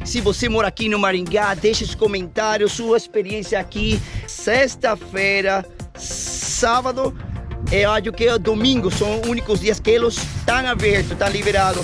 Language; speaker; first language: Portuguese; non-native, learner; Spanish